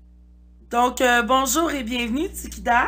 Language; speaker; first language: French; native; French